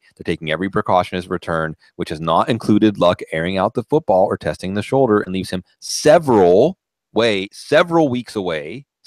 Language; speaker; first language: English; native; English